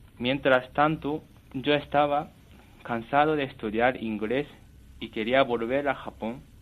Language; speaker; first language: Spanish; non-native, fluent; Japanese